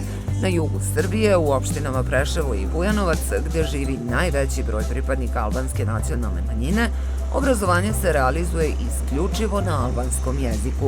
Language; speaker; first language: Serbian; native; Serbian